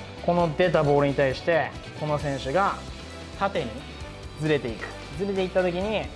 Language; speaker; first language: Japanese; native; Japanese